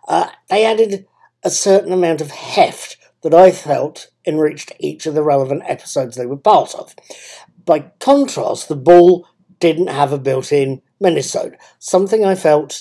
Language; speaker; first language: English; native; English